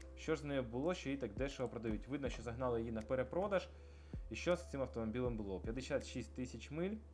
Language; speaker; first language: Ukrainian; non-native, local second language; Russian